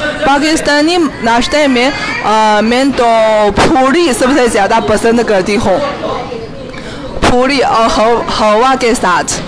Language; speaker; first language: Hindi; non-native, fluent; Chinese